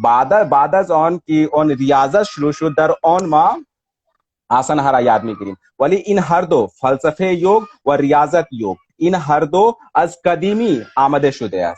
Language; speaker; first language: Persian; non-native, fluent; Hindi